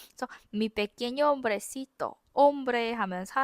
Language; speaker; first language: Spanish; non-native, fluent; Korean